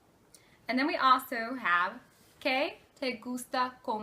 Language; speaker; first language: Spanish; non-native, learner; English